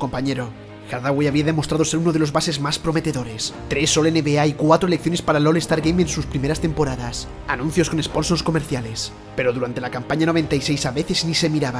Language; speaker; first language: Spanish; native; Spanish